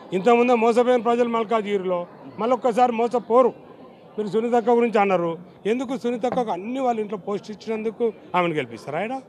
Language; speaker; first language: Telugu; native; Telugu